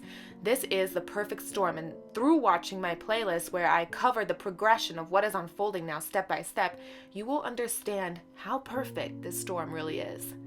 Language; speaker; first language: English; native; English